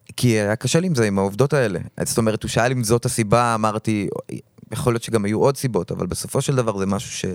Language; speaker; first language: Hebrew; native; Hebrew